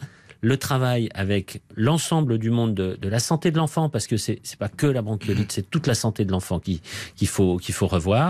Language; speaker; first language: French; native; French